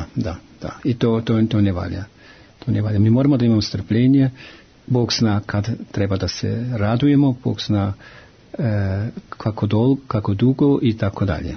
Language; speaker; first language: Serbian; non-native, fluent; German